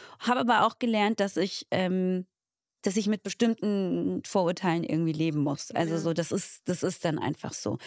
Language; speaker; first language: German; early bilingual, other home language; Tigrinya